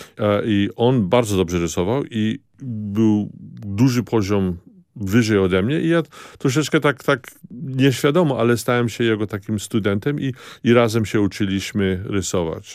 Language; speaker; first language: Polish; early bilingual, heritage; Polish